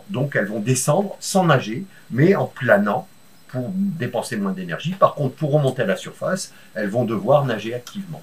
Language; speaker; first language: French; native; French